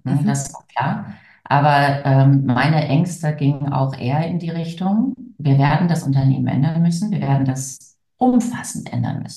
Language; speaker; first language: German; native; German